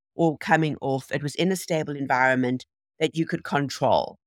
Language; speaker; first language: English; native; English